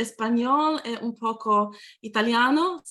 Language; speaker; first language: Portuguese; non-native, learner; Ukrainian